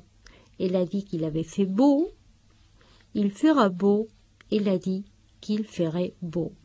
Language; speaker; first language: French; non-native, fluent; Spanish